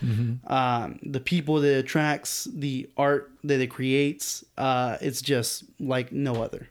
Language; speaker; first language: English; early bilingual, other home language; Spanish